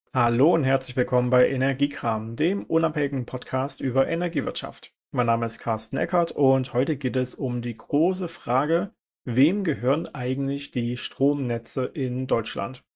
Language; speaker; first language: German; native; German